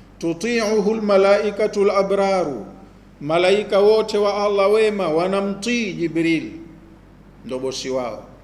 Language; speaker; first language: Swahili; native; Swahili